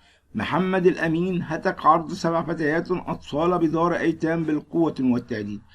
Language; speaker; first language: Arabic; native; Arabic